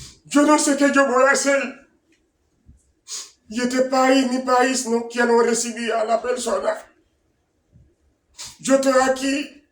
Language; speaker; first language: Spanish; non-native, learner; Haitian Creole